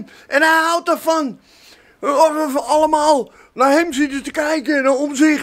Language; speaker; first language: Dutch; native; Dutch